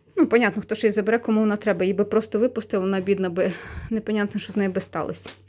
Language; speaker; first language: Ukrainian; non-native, local second language; Russian